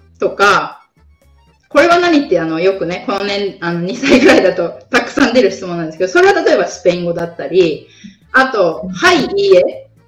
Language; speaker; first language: Japanese; native; Japanese